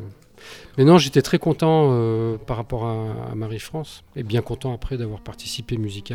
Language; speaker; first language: French; native; French